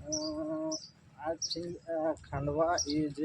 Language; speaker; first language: English; non-native, learner; Hindi